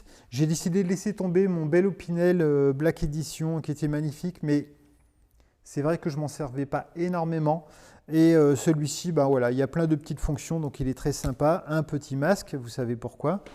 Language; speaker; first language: French; native; French